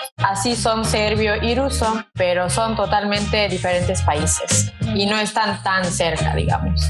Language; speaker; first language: Spanish; non-native, fluent; Serbian